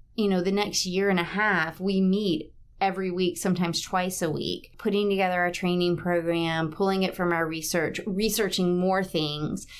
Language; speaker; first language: English; native; English